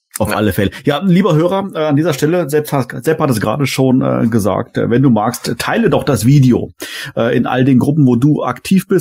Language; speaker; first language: German; native; German